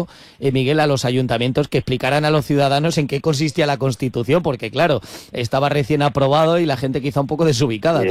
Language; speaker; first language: Spanish; native; Spanish